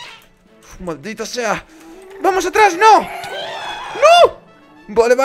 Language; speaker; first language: Spanish; native; Spanish